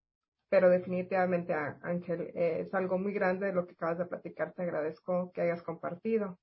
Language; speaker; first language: Spanish; native; Spanish